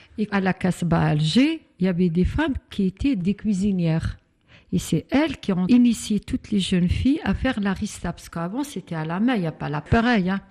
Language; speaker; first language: French; non-native, local second language; Arabic